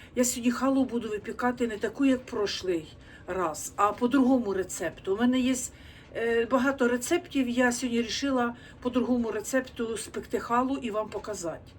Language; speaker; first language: Ukrainian; non-native, local second language; Russian